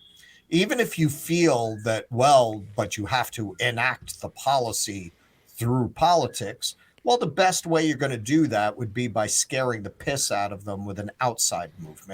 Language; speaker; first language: English; native; English